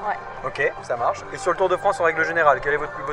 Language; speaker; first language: French; native; French